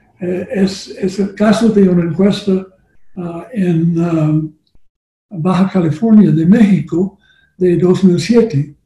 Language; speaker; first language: Spanish; non-native, learner; English